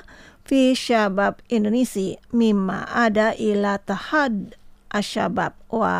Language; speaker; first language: Arabic; non-native, fluent; Indonesian